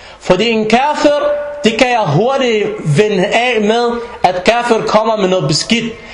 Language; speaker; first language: Danish; non-native, fluent; Arabic